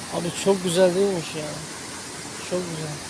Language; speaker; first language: Turkish; non-native, learner; Hindi